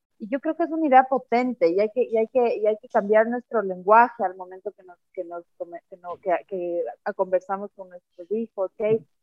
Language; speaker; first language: Spanish; native; Spanish